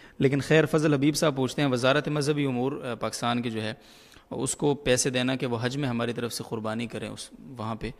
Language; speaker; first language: Urdu; native; Urdu